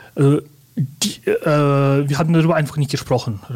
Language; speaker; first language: German; early bilingual, other home language; Russian